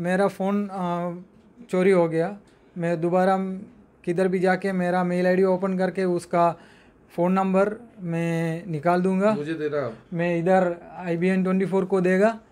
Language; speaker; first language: Hindi; non-native, local second language; Malayalam